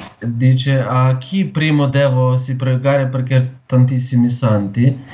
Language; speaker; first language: Italian; non-native, learner; Ukrainian